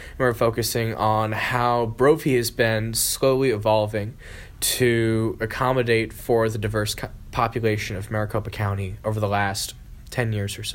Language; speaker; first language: English; native; English